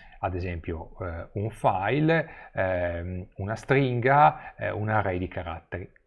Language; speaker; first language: Italian; native; Italian